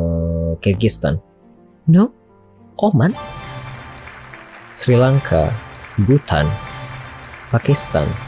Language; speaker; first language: English; non-native, learner; Indonesian